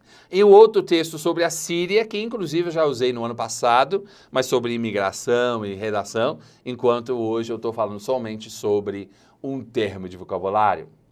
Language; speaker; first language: Portuguese; non-native, fluent; English